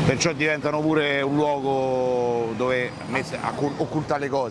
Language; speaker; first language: Italian; native; Italian